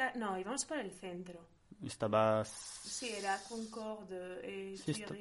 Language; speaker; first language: Spanish; native; Spanish